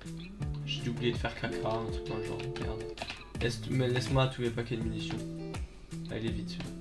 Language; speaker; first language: French; native; French